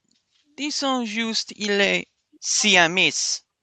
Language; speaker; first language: French; non-native, learner; English